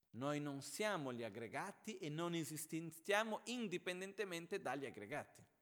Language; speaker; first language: Italian; non-native, fluent; Portuguese